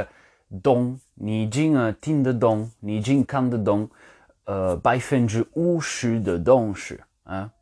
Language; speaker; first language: Chinese; non-native, learner; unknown